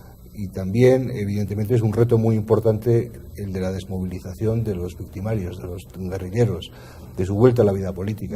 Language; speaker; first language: Spanish; native; Spanish